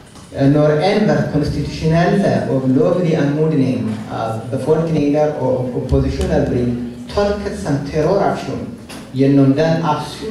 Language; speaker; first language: Norwegian; non-native, fluent; Oromo